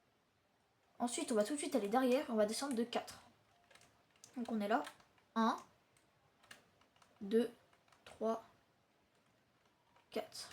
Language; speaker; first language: French; native; French